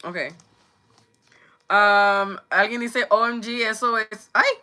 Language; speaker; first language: Spanish; non-native, learner; English